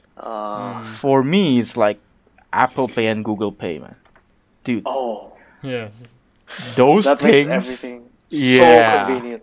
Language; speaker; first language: English; non-native, fluent; Indonesian